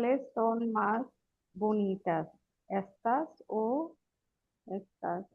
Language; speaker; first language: Spanish; non-native, learner; Bangla